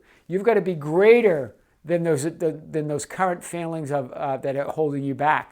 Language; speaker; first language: English; native; English